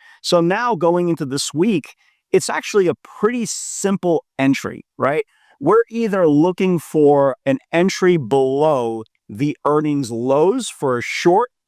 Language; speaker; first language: English; native; English